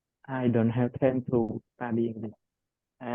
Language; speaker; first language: English; non-native, learner; Khmer